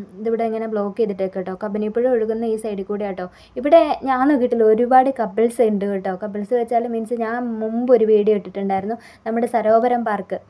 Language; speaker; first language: Malayalam; native; Malayalam